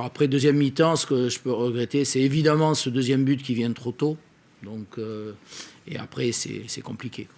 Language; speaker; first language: French; native; French